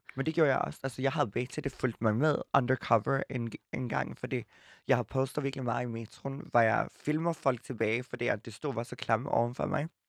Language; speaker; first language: Danish; early bilingual, other home language; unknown